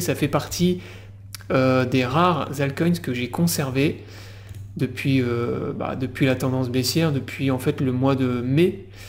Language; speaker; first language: French; native; French